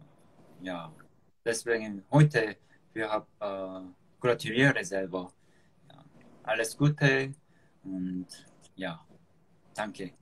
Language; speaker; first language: German; non-native, learner; Korean